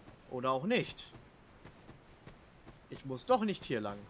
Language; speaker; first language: German; native; German